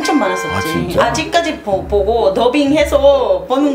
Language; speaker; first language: Korean; non-native, fluent; Spanish